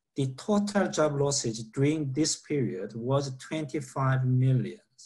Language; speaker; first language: English; non-native, fluent; Korean